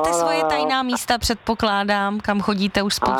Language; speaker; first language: Czech; native; Czech